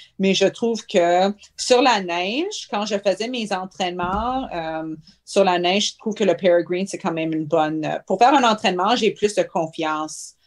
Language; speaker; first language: French; native; French